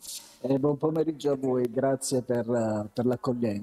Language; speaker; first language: Italian; native; Italian